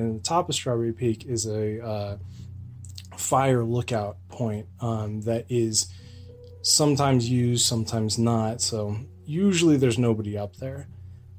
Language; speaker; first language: English; native; English